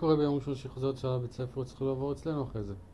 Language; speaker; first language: Hebrew; native; Hebrew